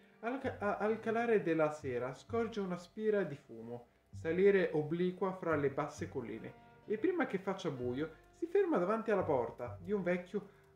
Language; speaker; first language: Italian; native; Italian